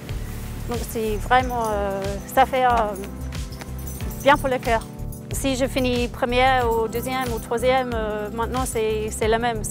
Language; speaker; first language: French; non-native, fluent; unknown